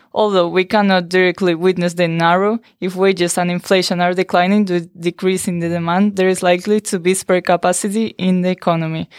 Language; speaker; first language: English; non-native, fluent; Spanish